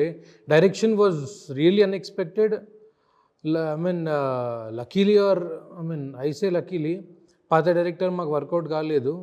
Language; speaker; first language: Telugu; native; Telugu